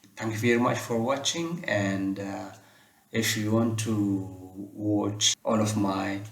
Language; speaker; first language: English; non-native, local second language; Amharic